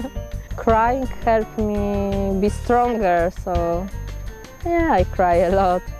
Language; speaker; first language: English; non-native, learner; Polish